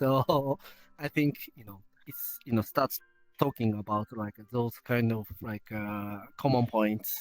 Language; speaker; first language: English; non-native, learner; Japanese